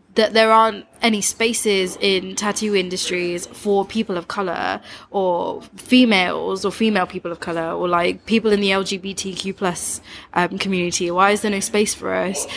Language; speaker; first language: English; early bilingual, other home language; Hindi